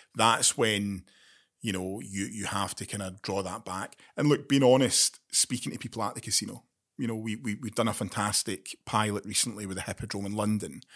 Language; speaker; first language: English; native; English